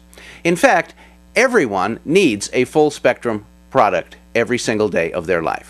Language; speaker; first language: English; native; English